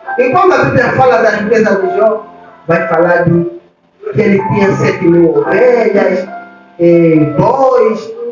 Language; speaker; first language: Portuguese; native; Portuguese